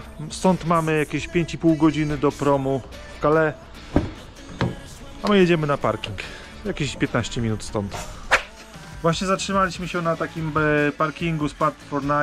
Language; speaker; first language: Polish; native; Polish